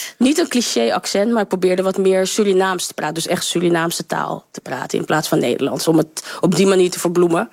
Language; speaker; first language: Dutch; early bilingual, other home language; Sranan Tongo